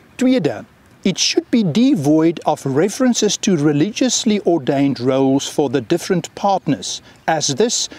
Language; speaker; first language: English; non-native, local second language; Afrikaans